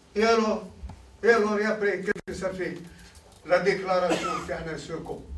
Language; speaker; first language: French; non-native, local second language; Arabic